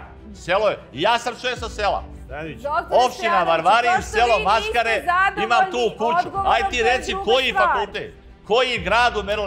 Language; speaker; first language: Serbian; native; Serbian